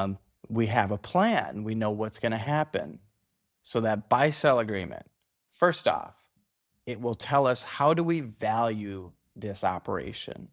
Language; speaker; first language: English; native; English